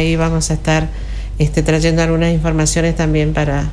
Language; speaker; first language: Spanish; native; Spanish